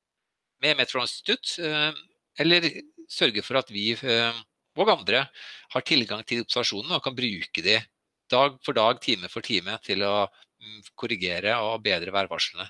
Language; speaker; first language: Norwegian; native; Norwegian